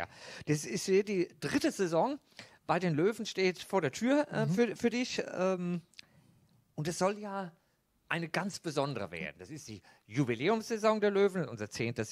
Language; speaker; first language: German; native; German